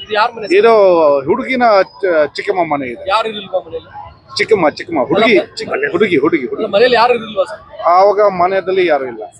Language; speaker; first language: Kannada; non-native, fluent; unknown